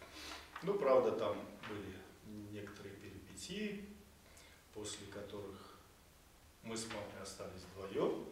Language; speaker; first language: Russian; native; Russian